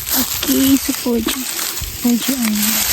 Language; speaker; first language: Portuguese; non-native, learner; Filipino